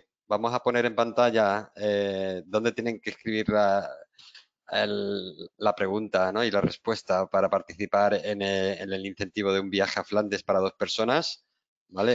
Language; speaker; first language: Spanish; native; Spanish